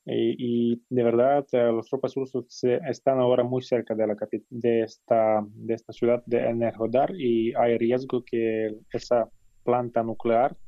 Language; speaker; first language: Spanish; non-native, fluent; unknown